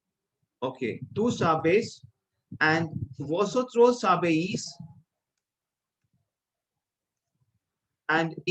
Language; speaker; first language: Spanish; non-native, fluent; Hindi